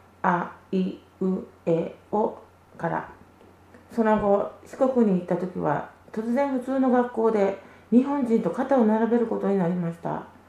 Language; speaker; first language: Japanese; early bilingual, other home language; Vietnamese